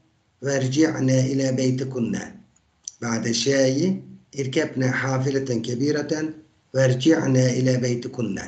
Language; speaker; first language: Arabic; non-native, fluent; Turkish